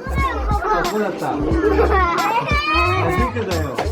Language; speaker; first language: Japanese; non-native, fluent; French